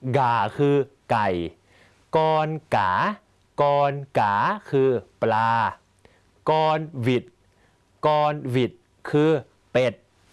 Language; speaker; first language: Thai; native; Thai